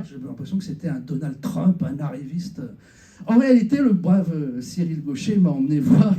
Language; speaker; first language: French; native; French